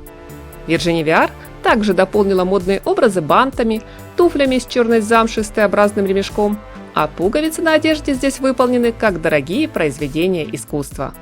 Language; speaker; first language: Russian; native; Russian